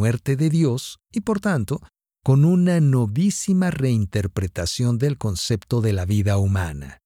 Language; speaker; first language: Spanish; native; Spanish